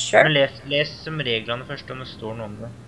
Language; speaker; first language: Norwegian; native; Norwegian